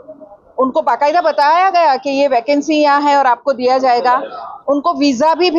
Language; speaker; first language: Hindi; native; Hindi